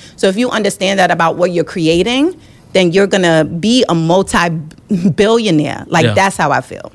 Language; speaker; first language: English; native; English